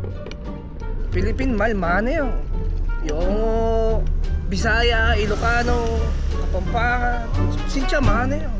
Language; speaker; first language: Korean; non-native, learner; Filipino